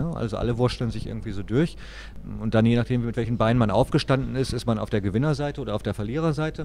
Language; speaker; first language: German; native; German